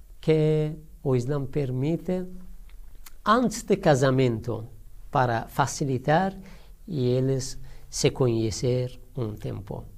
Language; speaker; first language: Portuguese; non-native, learner; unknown